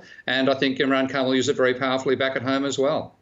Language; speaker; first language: English; native; English